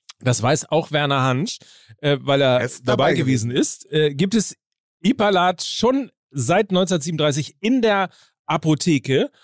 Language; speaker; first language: German; native; German